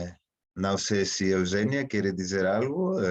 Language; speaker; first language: Portuguese; non-native, fluent; Spanish